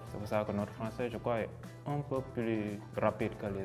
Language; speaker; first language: French; non-native, local second language; Wolof